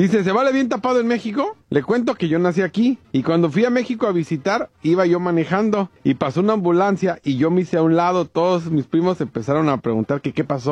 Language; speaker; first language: Spanish; native; Spanish